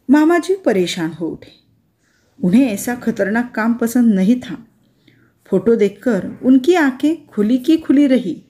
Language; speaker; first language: Hindi; non-native, local second language; Marathi